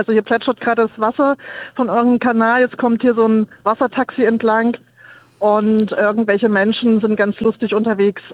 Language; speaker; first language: German; native; German